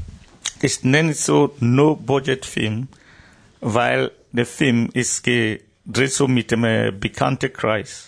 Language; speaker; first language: German; non-native, learner; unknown